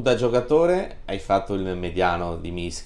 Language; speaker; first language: Italian; native; Italian